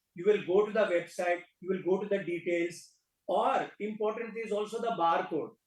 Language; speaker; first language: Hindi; non-native, local second language; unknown